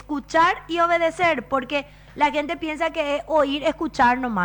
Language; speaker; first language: Spanish; native; Spanish